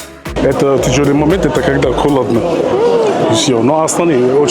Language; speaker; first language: Russian; non-native, learner; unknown